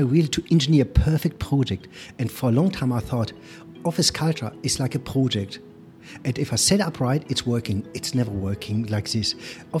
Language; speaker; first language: English; non-native, fluent; German